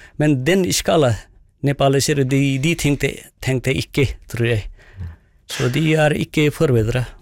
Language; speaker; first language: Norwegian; non-native, fluent; Nepali